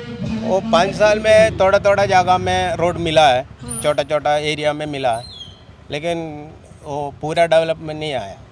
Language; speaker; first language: Hindi; non-native, local second language; Malayalam